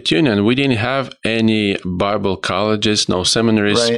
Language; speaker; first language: English; non-native, fluent; Ukrainian